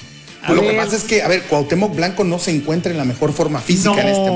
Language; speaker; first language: Spanish; native; Spanish